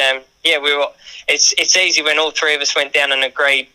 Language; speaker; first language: English; native; English